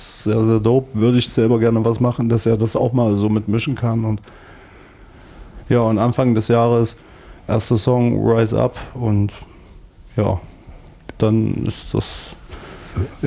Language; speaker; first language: German; native; German